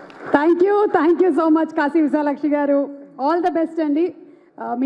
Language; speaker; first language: Telugu; native; Telugu